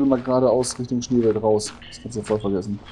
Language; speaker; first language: German; native; German